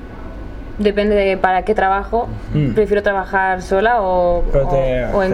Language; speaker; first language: Spanish; native; Spanish